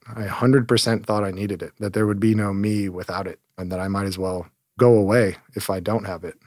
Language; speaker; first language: English; native; English